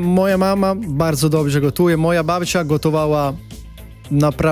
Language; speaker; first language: Polish; non-native, learner; Italian